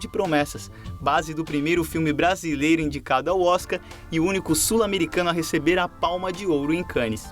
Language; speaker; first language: Portuguese; native; Portuguese